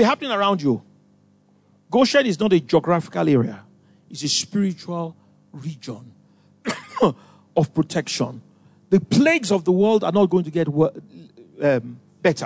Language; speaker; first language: English; non-native, local second language; Yoruba